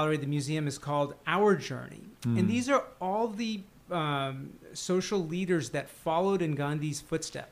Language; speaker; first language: English; native; English